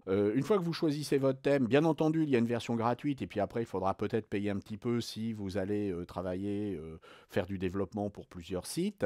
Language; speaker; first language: French; native; French